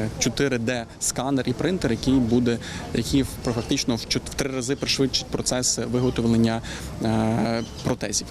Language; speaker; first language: Ukrainian; native; Ukrainian